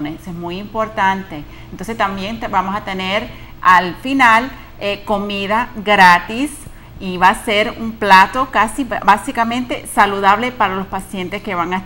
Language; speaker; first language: Spanish; early bilingual, heritage; Spanish